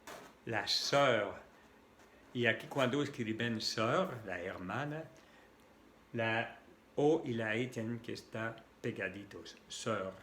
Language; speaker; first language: Spanish; non-native, fluent; French